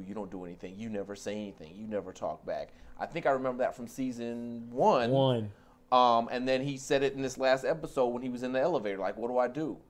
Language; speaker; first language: English; native; English